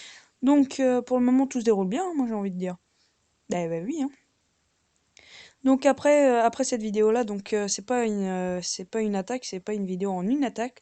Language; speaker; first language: French; native; French